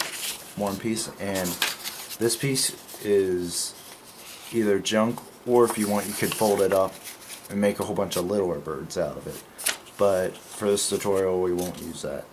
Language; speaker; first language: English; native; English